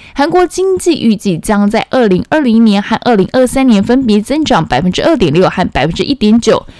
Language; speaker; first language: Chinese; non-native, fluent; Korean